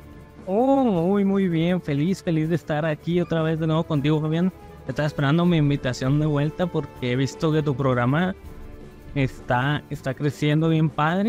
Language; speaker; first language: Spanish; native; Spanish